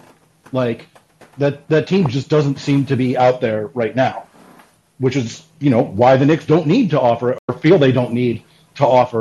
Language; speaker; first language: English; native; English